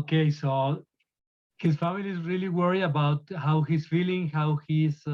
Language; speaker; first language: English; non-native, learner; Spanish